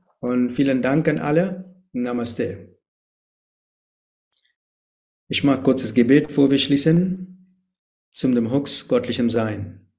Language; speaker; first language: German; non-native, fluent; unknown